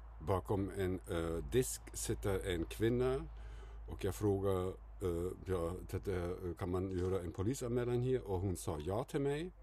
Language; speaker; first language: Swedish; non-native, fluent; German